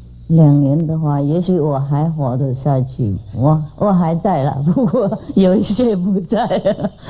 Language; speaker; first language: Chinese; non-native, fluent; Vietnamese